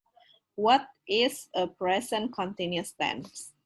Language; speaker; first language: English; non-native, fluent; Indonesian